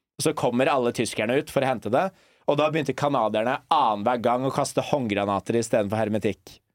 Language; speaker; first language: Norwegian; early bilingual, other home language; English